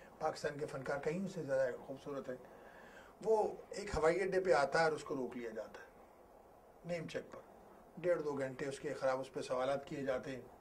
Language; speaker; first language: Urdu; native; Urdu